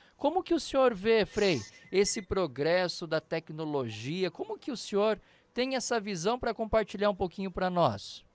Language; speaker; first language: Portuguese; native; Portuguese